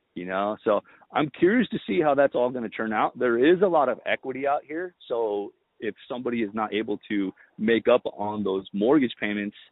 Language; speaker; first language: English; early bilingual, other home language; Romanian